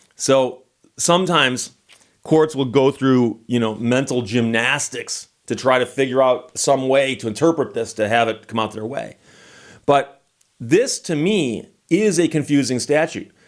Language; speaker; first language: English; native; English